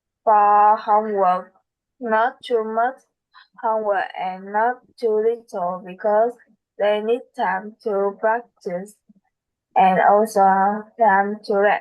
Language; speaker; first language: English; non-native, learner; Vietnamese